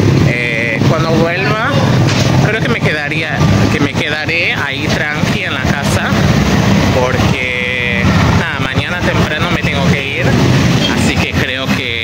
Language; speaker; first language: Spanish; non-native, fluent; Portuguese